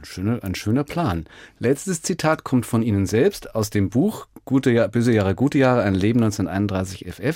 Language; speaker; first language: German; native; German